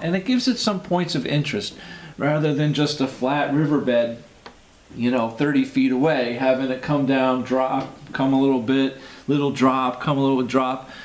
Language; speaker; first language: English; native; English